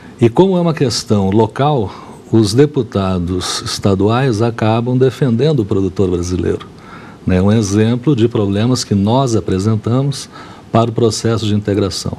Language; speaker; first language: Portuguese; native; Portuguese